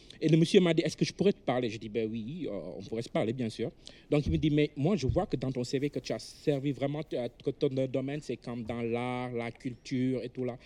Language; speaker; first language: French; non-native, local second language; Wolof